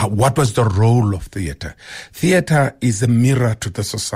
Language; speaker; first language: English; non-native, local second language; Xhosa